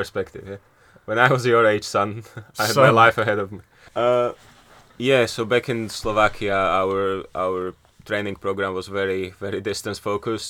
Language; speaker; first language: English; non-native, fluent; Slovak